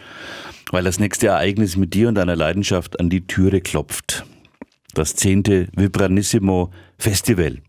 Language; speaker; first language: German; native; German